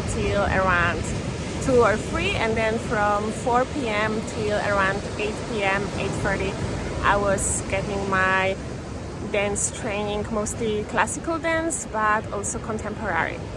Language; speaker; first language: English; non-native, fluent; Polish